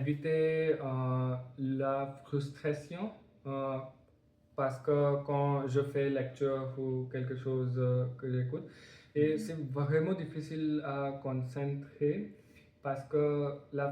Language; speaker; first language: French; non-native, learner; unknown